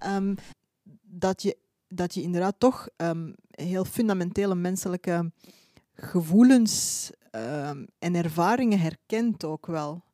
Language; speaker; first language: Dutch; early bilingual, other home language; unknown